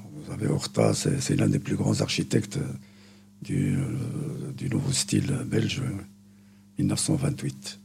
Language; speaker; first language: French; non-native, local second language; Arabic